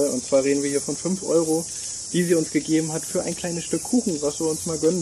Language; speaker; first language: German; native; German